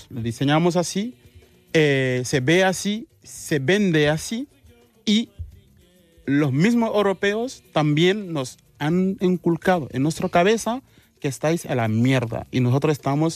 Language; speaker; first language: Spanish; non-native, fluent; Mandingo